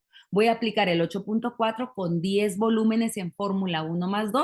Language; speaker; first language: Spanish; native; Spanish